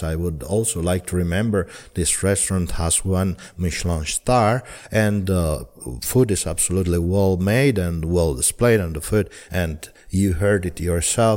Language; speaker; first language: English; non-native, fluent; Italian